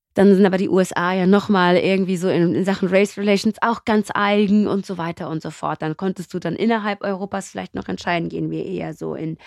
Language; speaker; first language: German; native; German